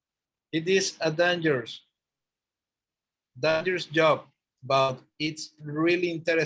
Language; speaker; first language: English; non-native, learner; Spanish